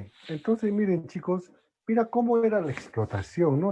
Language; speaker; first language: Spanish; native; Spanish